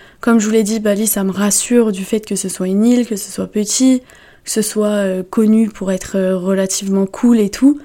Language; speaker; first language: French; native; French